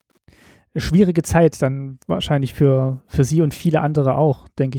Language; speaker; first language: German; native; German